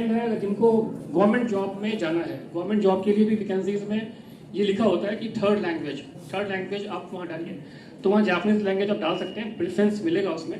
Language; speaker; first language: Hindi; native; Hindi